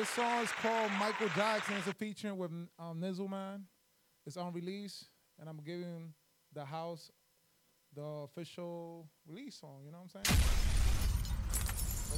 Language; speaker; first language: English; early bilingual, other home language; Spanish